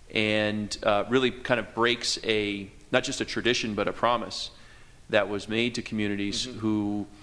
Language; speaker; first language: English; native; English